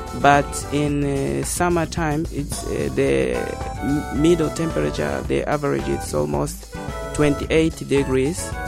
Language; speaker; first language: English; non-native, learner; Portuguese